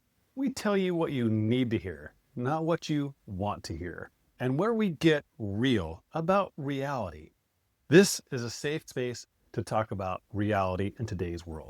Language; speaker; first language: English; native; English